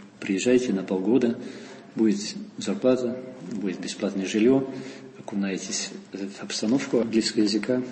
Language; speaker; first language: Russian; non-native, fluent; Dutch